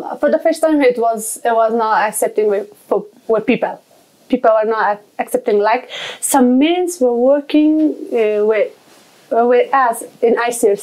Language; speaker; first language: English; non-native, local second language; Persian